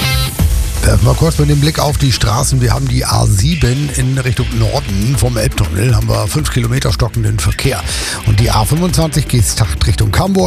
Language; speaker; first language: German; native; German